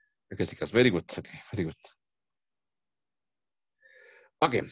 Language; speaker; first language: English; non-native, fluent; Spanish